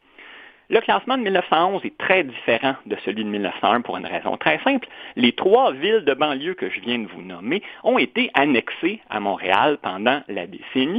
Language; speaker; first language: French; native; French